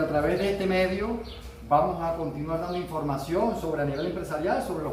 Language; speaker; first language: Spanish; native; Spanish